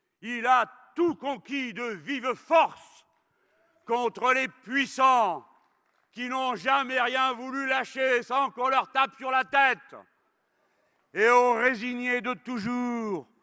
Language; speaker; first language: French; native; French